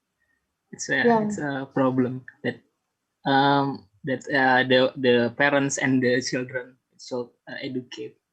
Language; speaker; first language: English; non-native, learner; Indonesian